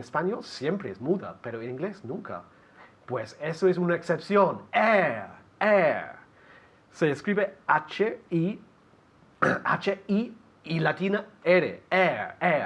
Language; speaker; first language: Spanish; non-native, fluent; English